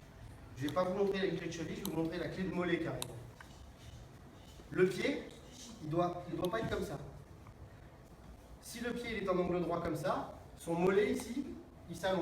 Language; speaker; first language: French; native; French